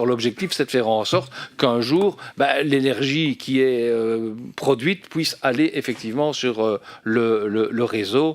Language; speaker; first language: French; native; French